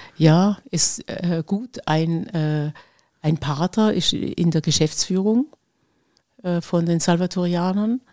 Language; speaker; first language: German; native; German